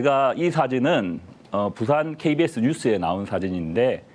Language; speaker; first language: Korean; native; Korean